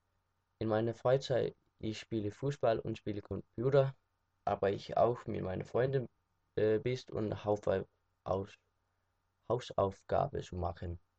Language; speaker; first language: German; non-native, learner; Danish